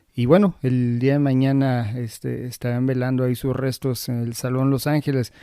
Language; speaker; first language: Spanish; native; Spanish